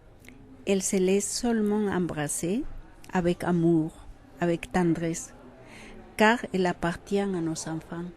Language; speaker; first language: French; non-native, fluent; Quechua